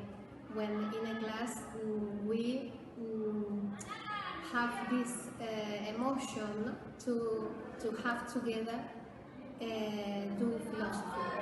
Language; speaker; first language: English; non-native, learner; Spanish